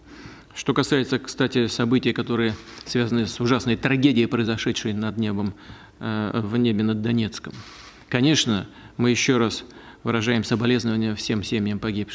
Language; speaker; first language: Russian; native; Russian